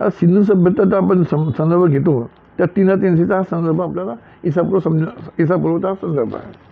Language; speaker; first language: Marathi; native; Marathi